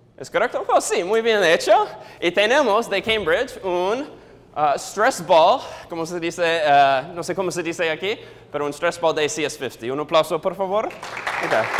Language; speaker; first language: Spanish; non-native, learner; English